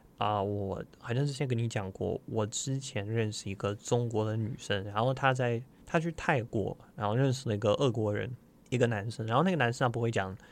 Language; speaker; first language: Chinese; non-native, fluent; Russian